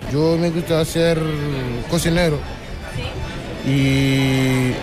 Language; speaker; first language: Spanish; non-native, learner; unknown